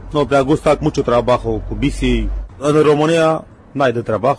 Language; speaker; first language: Spanish; non-native, learner; Romanian